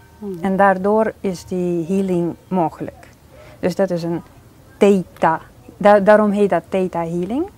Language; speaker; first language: Dutch; non-native, fluent; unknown